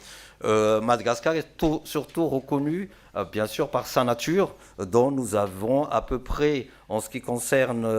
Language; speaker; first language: French; non-native, local second language; Malagasy